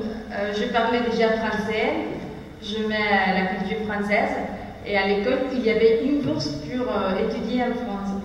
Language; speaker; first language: French; non-native, learner; Spanish